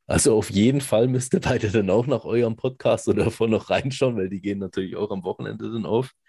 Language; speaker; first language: German; native; German